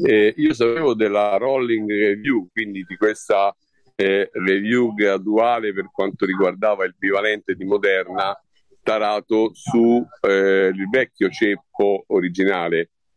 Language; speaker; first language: Italian; native; Italian